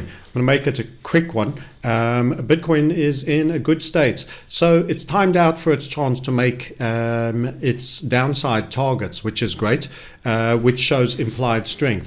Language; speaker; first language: English; native; English